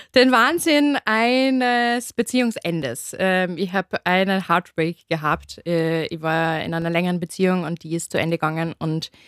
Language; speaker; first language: German; native; German